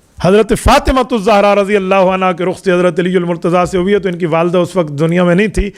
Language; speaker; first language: Urdu; non-native, local second language; Punjabi